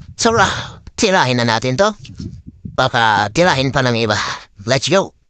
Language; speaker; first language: Filipino; non-native, local second language; Cebuano